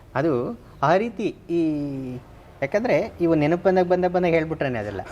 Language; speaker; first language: Kannada; native; Kannada